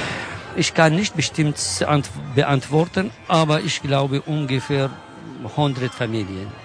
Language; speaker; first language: German; non-native, learner; Kurdish